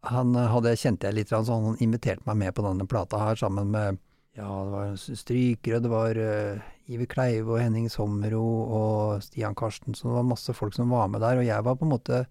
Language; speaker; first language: Norwegian; native; Norwegian